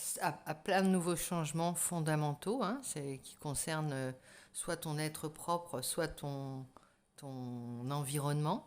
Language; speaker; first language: French; native; French